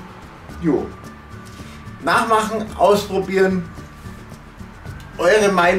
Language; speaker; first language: German; native; German